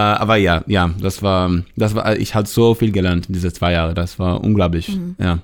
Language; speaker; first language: German; non-native, learner; Hebrew